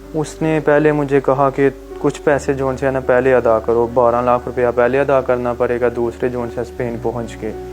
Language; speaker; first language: Urdu; non-native, local second language; Punjabi